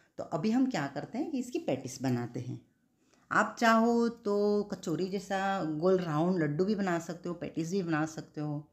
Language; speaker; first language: Hindi; non-native, local second language; Gujarati